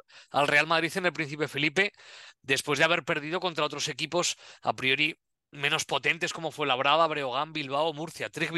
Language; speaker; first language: Spanish; native; Spanish